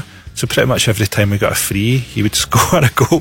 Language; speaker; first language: English; native; English